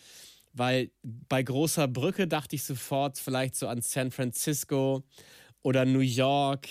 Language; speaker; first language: German; native; German